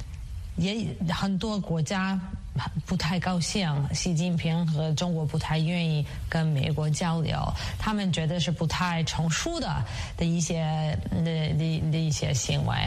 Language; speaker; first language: Chinese; non-native, fluent; English